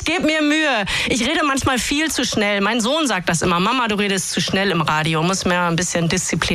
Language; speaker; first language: German; native; German